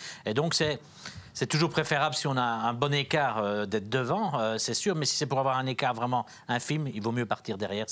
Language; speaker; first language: French; native; French